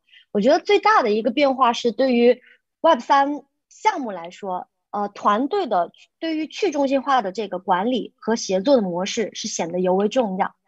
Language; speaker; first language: Chinese; native; Chinese